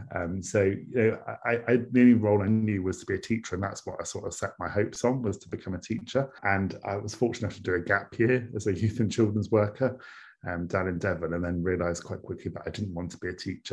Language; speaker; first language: English; native; English